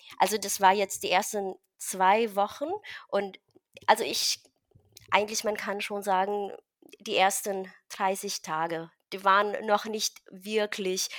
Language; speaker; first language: German; non-native, fluent; Filipino